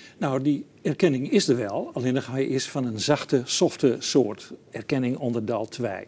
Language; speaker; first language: Dutch; native; Dutch